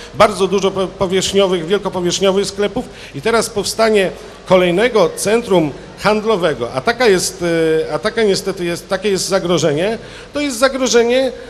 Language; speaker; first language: Polish; native; Polish